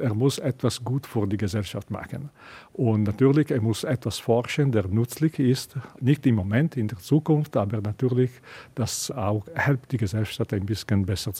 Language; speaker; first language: German; non-native, learner; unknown